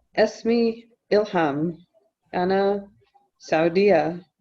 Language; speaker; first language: Arabic; non-native, learner; English